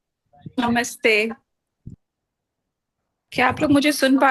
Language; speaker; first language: Hindi; early bilingual, other home language; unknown